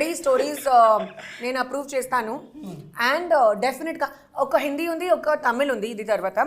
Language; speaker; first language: Telugu; non-native, local second language; Hindi